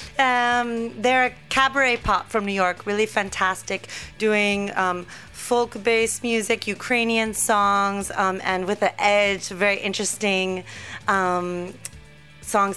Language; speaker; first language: English; native; English